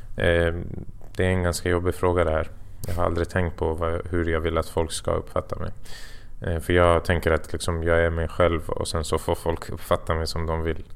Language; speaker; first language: Swedish; early bilingual, other home language; Persian